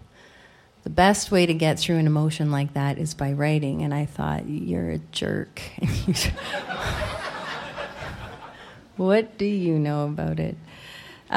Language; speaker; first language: English; native; English